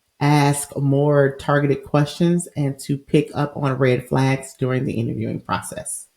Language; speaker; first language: English; native; English